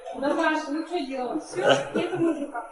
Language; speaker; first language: Russian; native; Russian